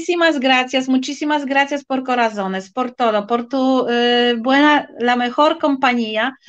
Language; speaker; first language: Spanish; non-native, fluent; Polish